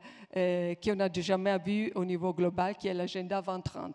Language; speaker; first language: French; non-native, fluent; Italian